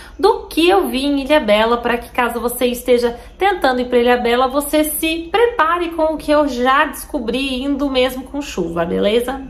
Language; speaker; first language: Portuguese; native; Portuguese